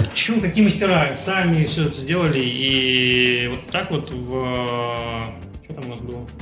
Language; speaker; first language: Russian; native; Russian